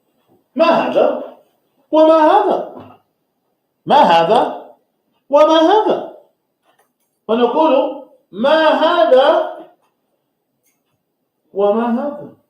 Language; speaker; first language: Arabic; non-native, fluent; English